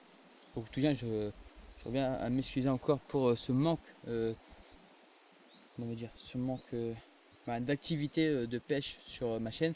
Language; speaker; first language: French; native; French